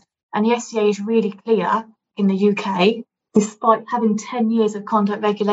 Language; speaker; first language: English; native; English